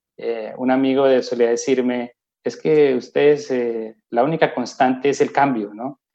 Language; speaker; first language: Spanish; native; Spanish